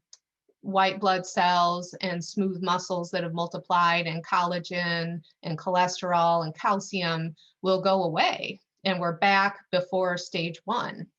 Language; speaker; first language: English; native; English